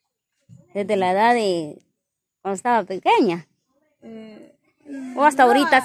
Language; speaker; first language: Spanish; native; Spanish